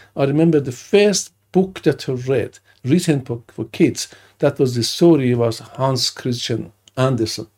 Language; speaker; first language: English; non-native, fluent; Persian